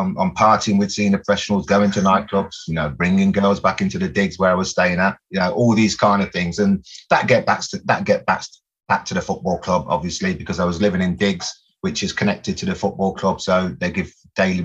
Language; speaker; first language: English; native; English